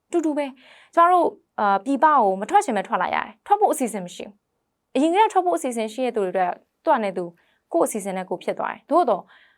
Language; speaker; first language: Burmese; native; Burmese